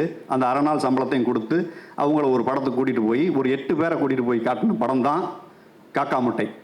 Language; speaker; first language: Tamil; native; Tamil